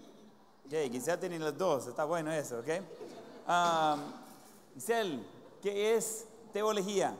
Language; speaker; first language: Spanish; non-native, fluent; English